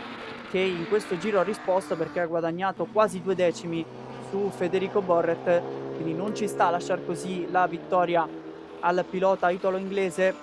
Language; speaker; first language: Italian; native; Italian